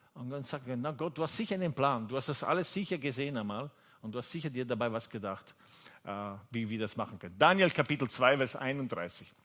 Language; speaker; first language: German; non-native, fluent; Italian